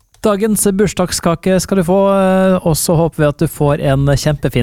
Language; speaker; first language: Norwegian; native; Norwegian